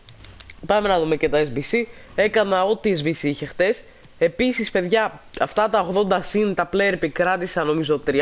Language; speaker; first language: Greek; native; Greek